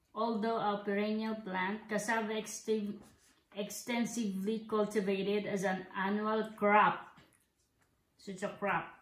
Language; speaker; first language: English; non-native, local second language; Filipino